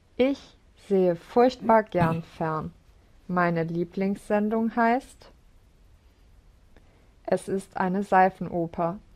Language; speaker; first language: German; non-native, learner; English